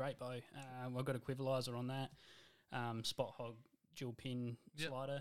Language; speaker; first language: English; native; English